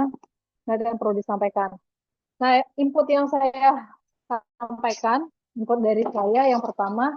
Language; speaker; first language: Indonesian; native; Indonesian